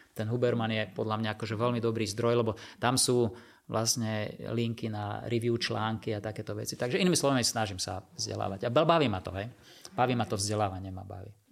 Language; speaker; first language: Slovak; non-native, local second language; Hungarian